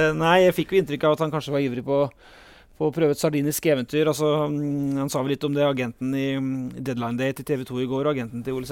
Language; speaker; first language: Norwegian; native; Norwegian